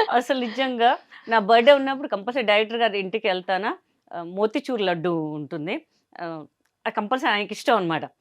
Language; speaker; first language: Telugu; non-native, local second language; Hindi